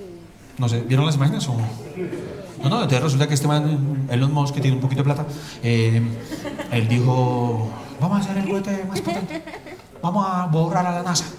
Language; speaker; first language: Spanish; native; Spanish